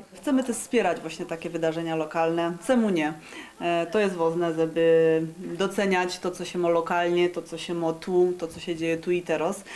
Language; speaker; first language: Polish; native; Polish